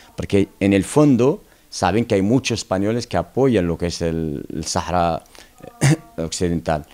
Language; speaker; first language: Spanish; non-native, local second language; Arabic